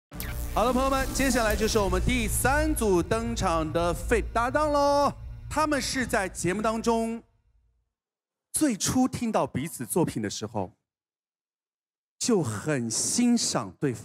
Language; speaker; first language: Chinese; native; Chinese